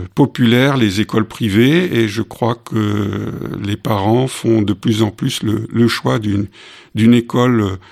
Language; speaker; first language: French; native; French